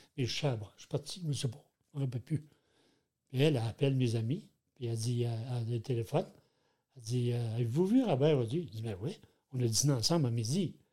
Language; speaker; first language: French; native; French